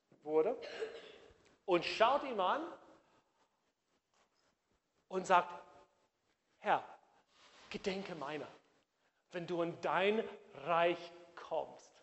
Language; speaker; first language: German; non-native, fluent; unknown